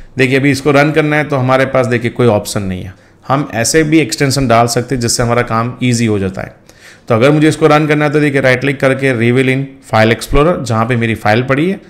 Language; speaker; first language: Hindi; non-native, local second language; Gujarati